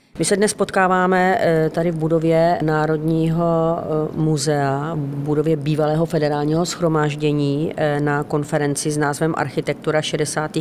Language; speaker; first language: Czech; native; Czech